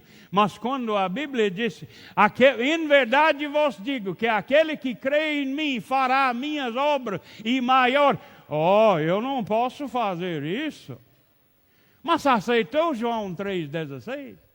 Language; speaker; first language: Portuguese; non-native, learner; English